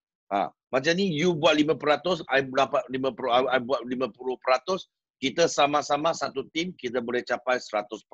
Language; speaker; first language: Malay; non-native, local second language; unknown